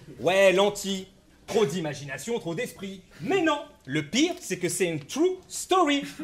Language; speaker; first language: French; native; French